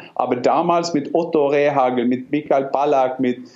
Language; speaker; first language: German; non-native, fluent; Norwegian